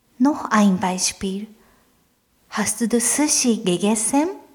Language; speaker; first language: German; non-native, fluent; Japanese